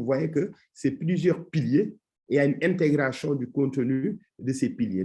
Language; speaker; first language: French; non-native, local second language; Wolof